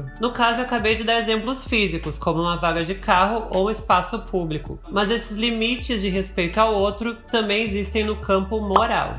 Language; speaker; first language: Portuguese; native; Portuguese